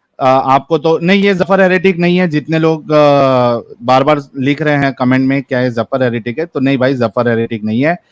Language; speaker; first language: Hindi; native; Hindi